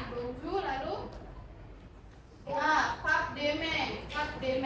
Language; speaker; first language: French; non-native, fluent; Indonesian